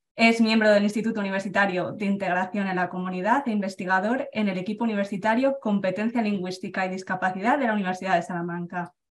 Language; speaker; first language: Spanish; native; Spanish